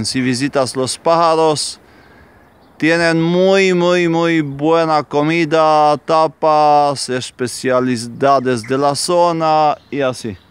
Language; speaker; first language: Spanish; non-native, fluent; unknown